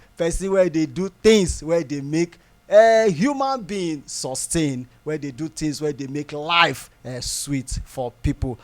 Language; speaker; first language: Nigerian Pidgin; non-native, local second language; Bini